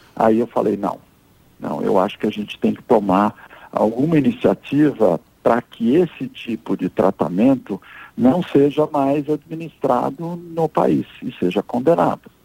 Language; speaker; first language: Portuguese; early bilingual, other home language; Italian